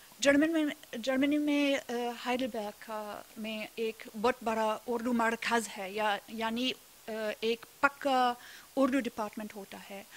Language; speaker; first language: Urdu; non-native, fluent; German